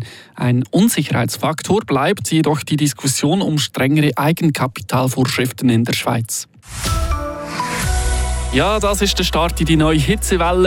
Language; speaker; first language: German; native; German